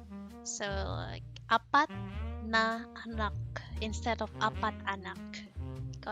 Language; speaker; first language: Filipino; non-native, learner; English